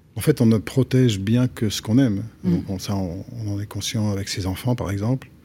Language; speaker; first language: French; native; French